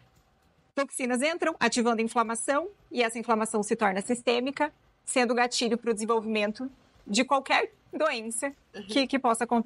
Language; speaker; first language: Portuguese; native; Portuguese